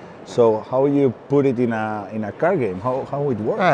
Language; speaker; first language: English; non-native, fluent; Spanish